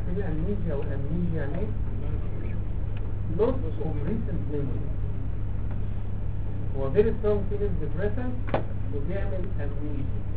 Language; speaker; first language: Arabic; native; Arabic